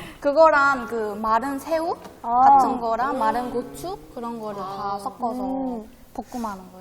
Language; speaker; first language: Korean; non-native, fluent; Burmese